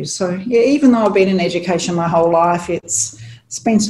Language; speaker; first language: English; native; English